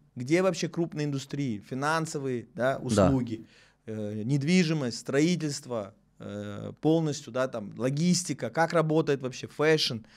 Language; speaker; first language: Russian; native; Russian